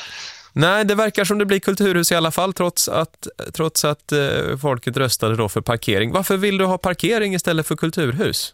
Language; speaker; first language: Swedish; native; Swedish